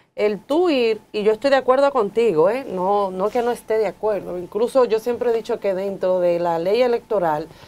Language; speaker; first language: Spanish; native; Spanish